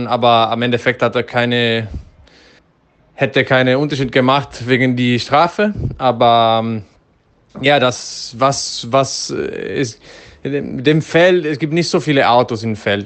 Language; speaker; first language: German; non-native, fluent; Dutch